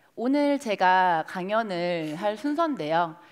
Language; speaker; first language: Korean; native; Korean